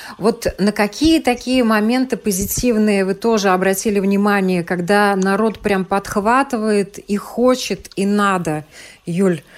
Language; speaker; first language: Russian; native; Russian